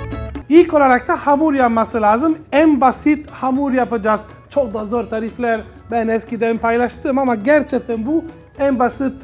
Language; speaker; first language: Turkish; non-native, learner; Italian